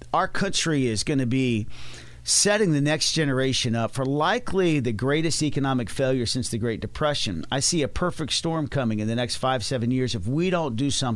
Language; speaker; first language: English; native; English